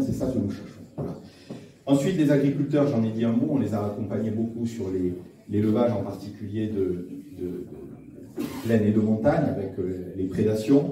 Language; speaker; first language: French; native; French